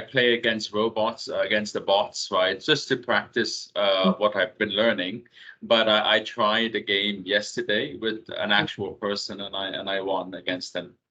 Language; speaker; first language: English; non-native, fluent; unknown